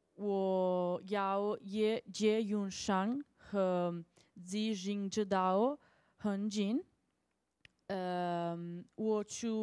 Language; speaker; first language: Chinese; non-native, learner; Italian